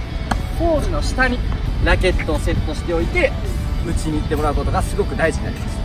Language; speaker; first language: Japanese; native; Japanese